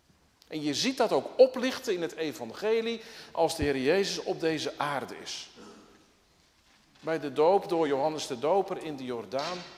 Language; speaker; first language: Dutch; native; Dutch